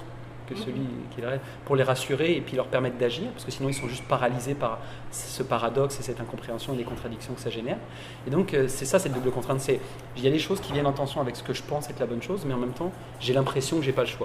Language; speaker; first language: French; native; French